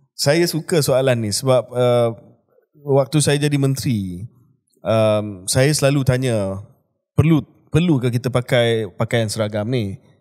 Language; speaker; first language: Malay; early bilingual, heritage; Malay